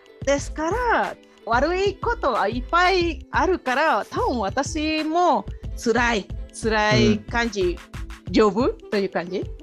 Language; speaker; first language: Japanese; non-native, fluent; Spanish